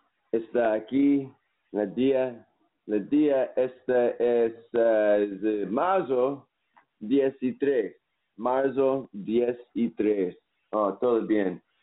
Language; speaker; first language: Spanish; non-native, learner; English